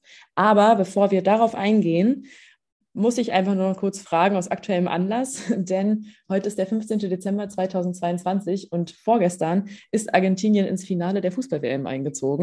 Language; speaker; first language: German; native; German